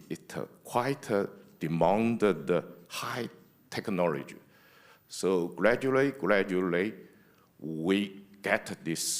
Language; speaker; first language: English; non-native, fluent; Chinese